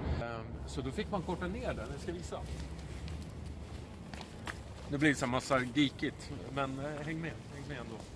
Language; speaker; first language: Swedish; native; Swedish